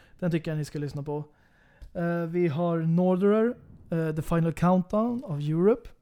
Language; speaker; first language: Swedish; native; Swedish